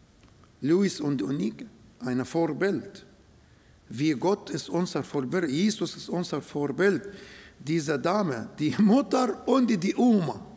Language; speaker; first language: German; non-native, fluent; Arabic